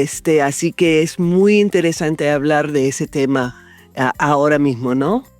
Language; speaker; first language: Spanish; non-native, fluent; English